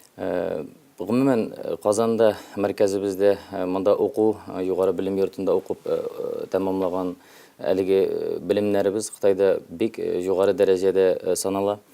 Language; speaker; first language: Tatar; early bilingual, heritage; Tatar